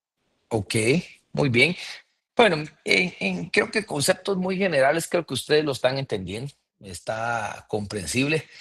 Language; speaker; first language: Spanish; native; Spanish